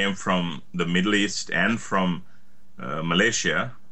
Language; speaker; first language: English; native; English